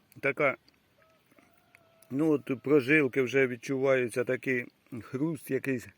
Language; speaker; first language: Ukrainian; native; Ukrainian